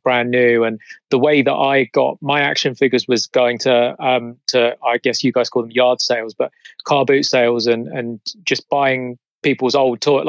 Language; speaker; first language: English; native; English